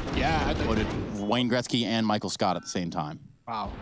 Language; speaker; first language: English; native; English